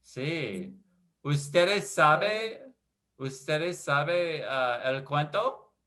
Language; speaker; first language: Spanish; non-native, learner; English